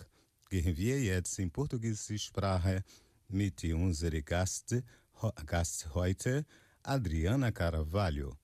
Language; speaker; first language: German; non-native, fluent; Portuguese